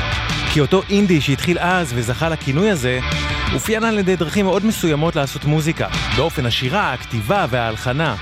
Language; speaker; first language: Hebrew; native; Hebrew